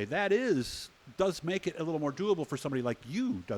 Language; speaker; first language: English; native; English